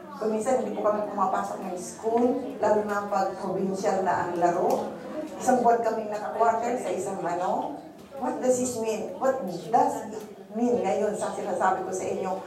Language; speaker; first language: Filipino; non-native, local second language; Bikol